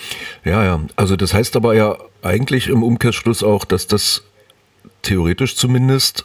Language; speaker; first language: German; native; German